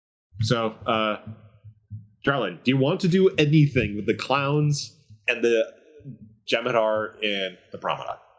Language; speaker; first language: English; native; English